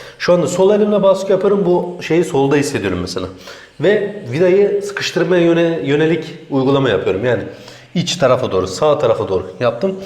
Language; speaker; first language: Turkish; native; Turkish